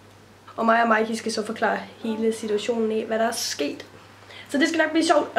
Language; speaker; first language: Danish; native; Danish